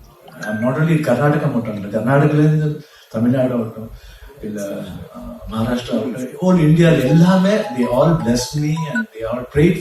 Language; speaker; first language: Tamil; non-native, local second language; Kannada